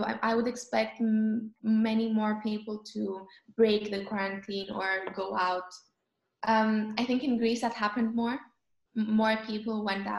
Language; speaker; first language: English; non-native, fluent; Greek